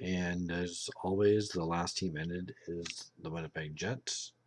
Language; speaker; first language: English; native; English